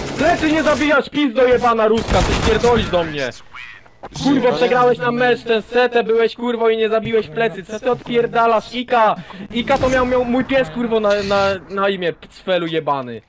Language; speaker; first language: Polish; native; Polish